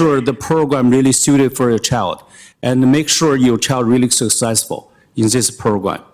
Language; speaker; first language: English; non-native, fluent; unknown